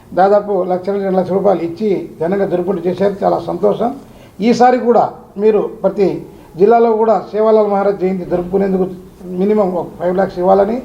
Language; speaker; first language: Telugu; non-native, local second language; Lambadi